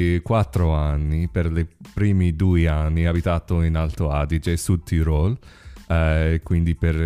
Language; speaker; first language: Italian; non-native, learner; English